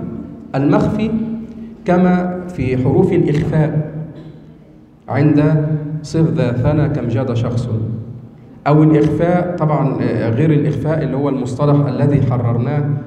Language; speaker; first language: Arabic; native; Arabic